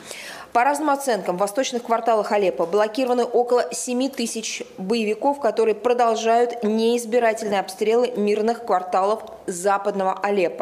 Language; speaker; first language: Russian; native; Russian